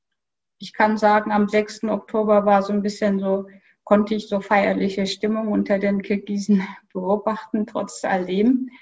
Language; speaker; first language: German; non-native, fluent; Kyrgyz